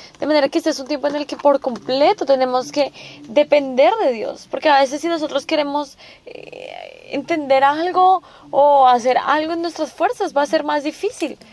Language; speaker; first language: Spanish; non-native, fluent; Korean